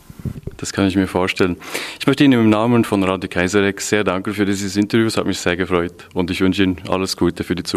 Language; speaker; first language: German; native; German